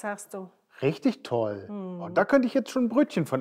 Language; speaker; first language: German; native; German